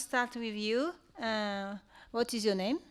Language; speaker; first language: English; non-native, learner; French